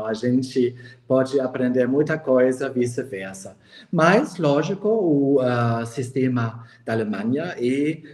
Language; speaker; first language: Portuguese; non-native, fluent; German